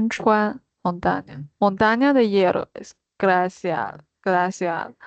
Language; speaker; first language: Spanish; non-native, fluent; Chinese